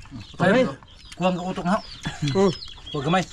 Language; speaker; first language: Filipino; non-native, local second language; Cebuano